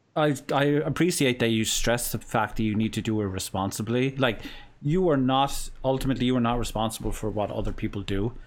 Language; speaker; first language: English; native; English